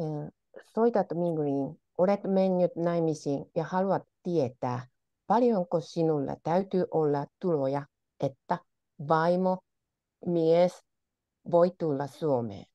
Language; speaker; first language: Finnish; non-native, learner; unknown